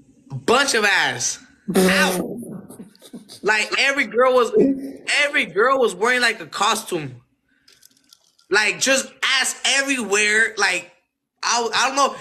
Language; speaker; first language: English; early bilingual, other home language; Spanish